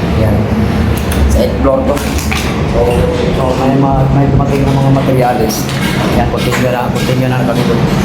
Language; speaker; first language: Filipino; non-native, local second language; Cebuano